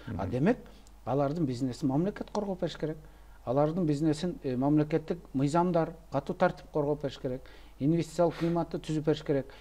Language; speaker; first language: Kyrgyz; native; Kyrgyz